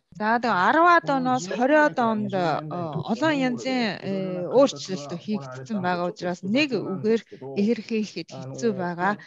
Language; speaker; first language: Mongolian; non-native, fluent; Japanese